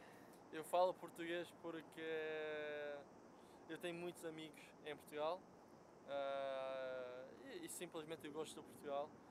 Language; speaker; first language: Portuguese; non-native, fluent; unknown